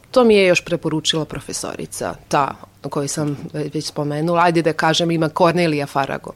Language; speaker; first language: Serbian; non-native, local second language; Hungarian